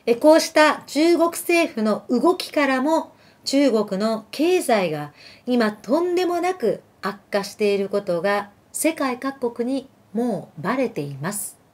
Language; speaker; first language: Japanese; early bilingual, other home language; Arabic